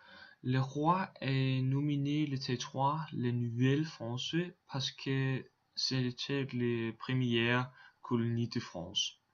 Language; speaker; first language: French; non-native, learner; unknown